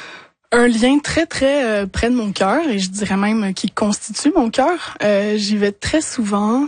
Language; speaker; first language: French; native; French